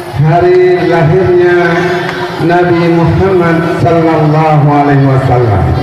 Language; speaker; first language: Indonesian; native; Indonesian